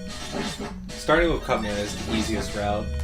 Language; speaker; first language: English; native; English